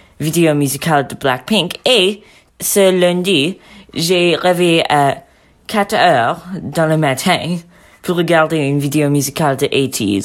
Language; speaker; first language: French; non-native, learner; English